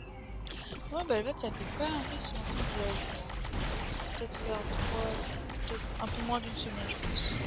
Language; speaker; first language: French; native; French